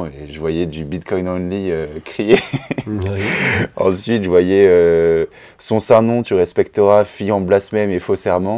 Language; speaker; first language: French; native; French